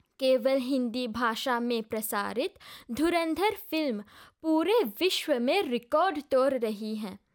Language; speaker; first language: Hindi; non-native, local second language; Morisyen